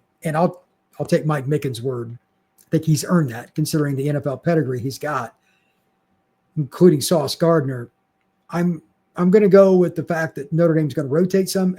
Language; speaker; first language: English; native; English